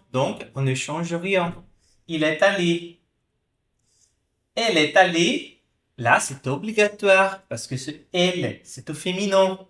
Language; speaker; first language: French; non-native, fluent; Portuguese